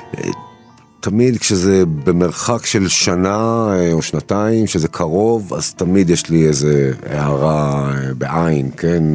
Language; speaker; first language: Hebrew; early bilingual, other home language; Turkish